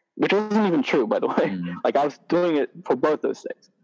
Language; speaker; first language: English; non-native, fluent; Arabic